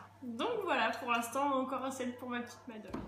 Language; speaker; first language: French; native; French